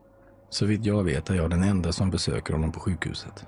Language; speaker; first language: Swedish; native; Swedish